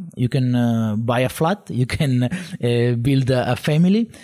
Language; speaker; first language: English; non-native, fluent; Italian